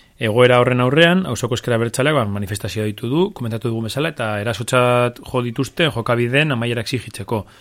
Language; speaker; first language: Basque; native; Basque